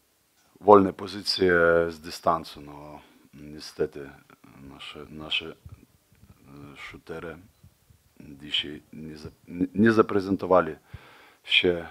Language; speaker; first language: Polish; non-native, fluent; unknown